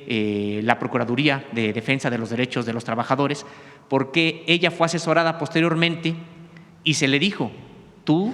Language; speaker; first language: Spanish; native; Spanish